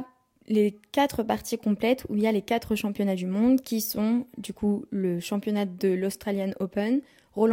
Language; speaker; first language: French; native; French